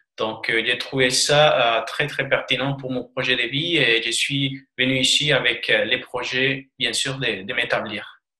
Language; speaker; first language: French; non-native, fluent; Spanish